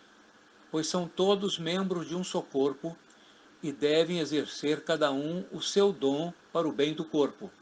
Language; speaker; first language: Portuguese; native; Portuguese